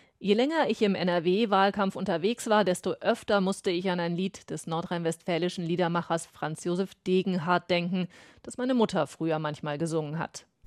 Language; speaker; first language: German; native; German